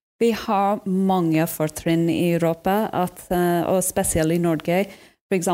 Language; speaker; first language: Norwegian; non-native, fluent; English